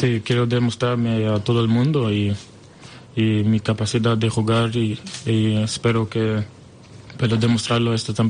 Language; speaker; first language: Spanish; non-native, learner; French